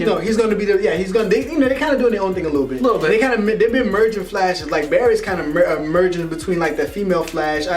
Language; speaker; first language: English; native; English